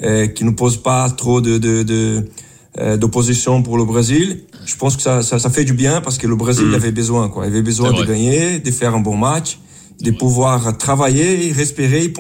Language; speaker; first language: French; non-native, fluent; Portuguese